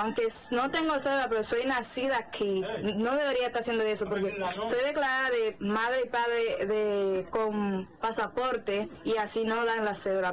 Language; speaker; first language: Spanish; early bilingual, other home language; Haitian Creole